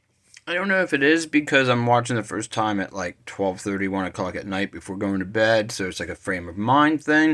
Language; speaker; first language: English; native; English